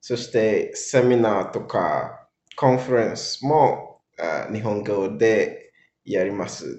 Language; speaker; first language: Japanese; non-native, learner; English